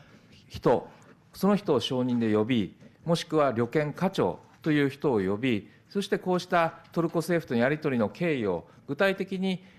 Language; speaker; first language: Japanese; native; Japanese